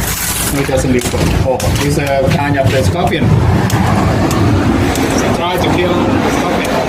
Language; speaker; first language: English; non-native, learner; Khmer